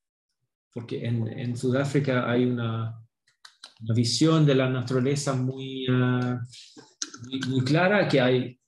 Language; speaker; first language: Spanish; non-native, fluent; Swedish